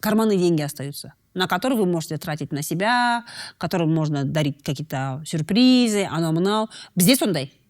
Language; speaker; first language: Russian; non-native, local second language; Kazakh